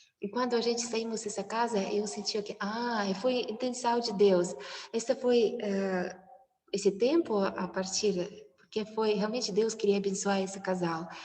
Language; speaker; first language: Portuguese; non-native, learner; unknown